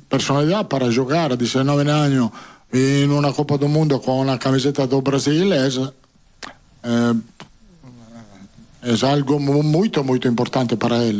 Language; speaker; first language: Portuguese; non-native, learner; Italian